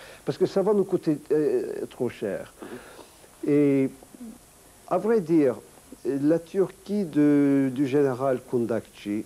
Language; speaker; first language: French; non-native, fluent; Turkish